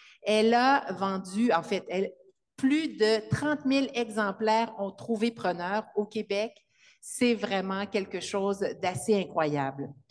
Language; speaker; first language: French; native; French